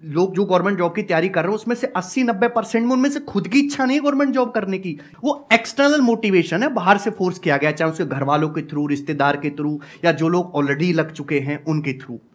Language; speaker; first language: Hindi; native; Hindi